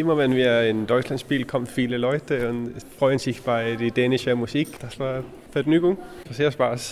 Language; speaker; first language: German; non-native, learner; Danish